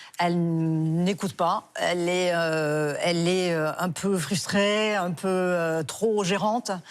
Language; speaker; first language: French; non-native, fluent; English